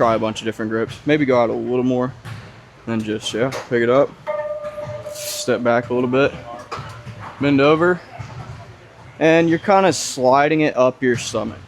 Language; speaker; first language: English; native; English